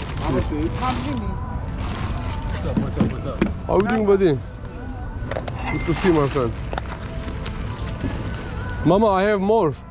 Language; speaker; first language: English; non-native, learner; Turkish